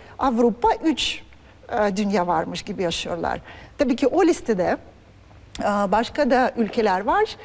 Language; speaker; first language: Turkish; non-native, fluent; Russian